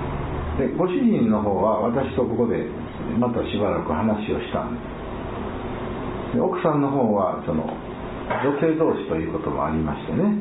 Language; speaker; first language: Japanese; native; Japanese